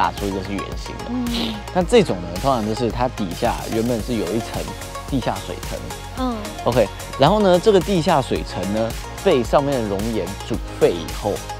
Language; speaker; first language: Chinese; native; Chinese